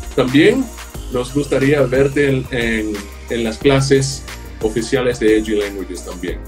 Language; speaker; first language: Spanish; non-native, fluent; English